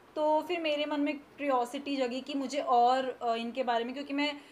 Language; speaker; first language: Hindi; native; Hindi